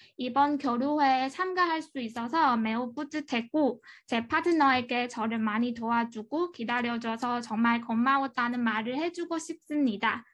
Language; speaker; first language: Korean; non-native, fluent; Chinese